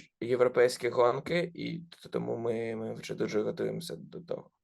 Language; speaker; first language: Ukrainian; non-native, local second language; Russian